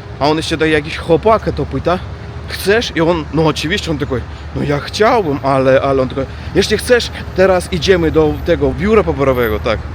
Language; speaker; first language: Polish; non-native, learner; Russian